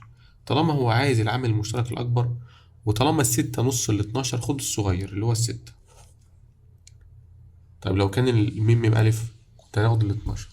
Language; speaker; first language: Arabic; native; Arabic